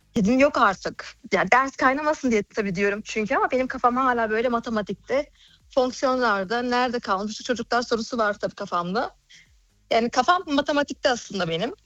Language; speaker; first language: Turkish; early bilingual, heritage; Turkish